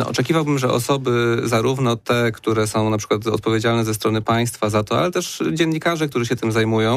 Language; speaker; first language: Polish; native; Polish